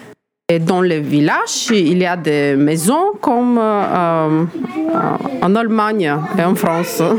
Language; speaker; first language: French; non-native, learner; Bulgarian